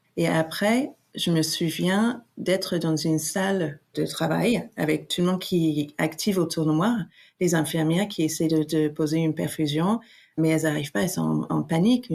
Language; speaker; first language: French; non-native, fluent; English